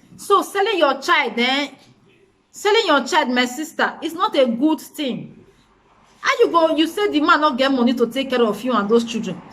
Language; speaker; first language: Nigerian Pidgin; native; Nigerian Pidgin